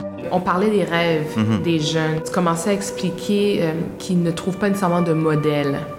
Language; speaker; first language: French; native; French